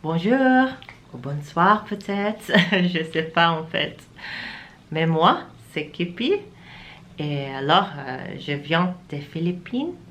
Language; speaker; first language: French; non-native, learner; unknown